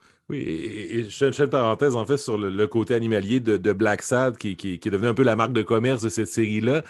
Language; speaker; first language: French; native; French